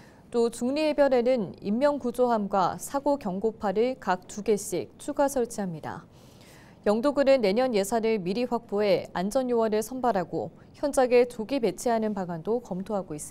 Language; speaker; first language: Korean; native; Korean